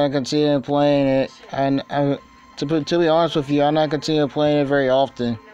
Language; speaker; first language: English; native; English